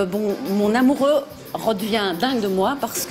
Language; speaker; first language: French; native; French